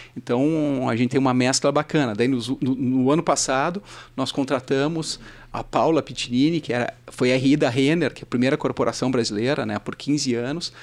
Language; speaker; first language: Portuguese; native; Portuguese